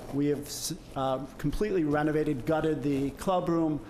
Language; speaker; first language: English; native; English